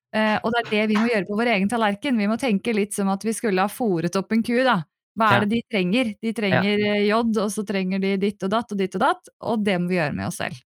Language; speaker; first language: Norwegian; native; Norwegian